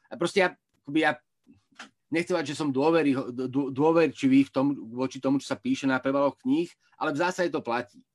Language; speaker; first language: Slovak; native; Slovak